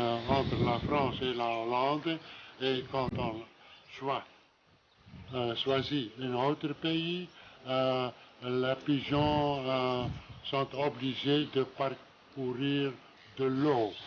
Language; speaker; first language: French; non-native, learner; Dutch